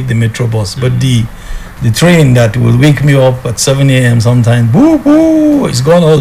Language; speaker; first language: English; non-native, local second language; Hausa